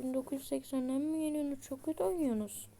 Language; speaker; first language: Turkish; native; Turkish